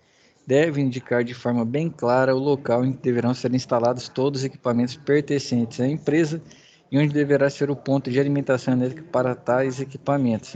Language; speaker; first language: Portuguese; native; Portuguese